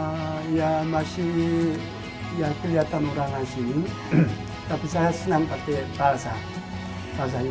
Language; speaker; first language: Indonesian; non-native, fluent; Korean